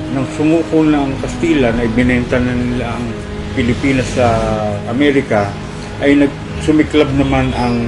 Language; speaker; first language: Filipino; native; Filipino